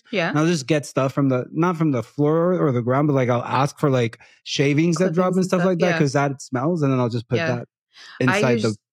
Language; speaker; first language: English; non-native, fluent; Spanish